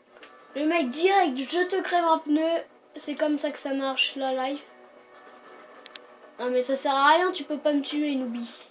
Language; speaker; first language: French; native; French